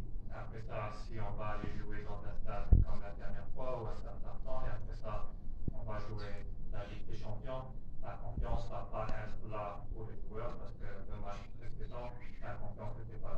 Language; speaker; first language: French; non-native, fluent; German